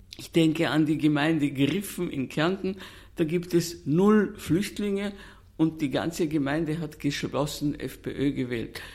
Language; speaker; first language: German; native; German